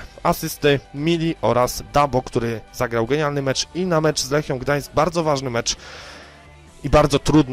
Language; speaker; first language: Polish; native; Polish